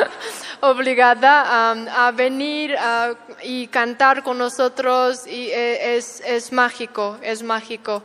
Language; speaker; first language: Spanish; non-native, learner; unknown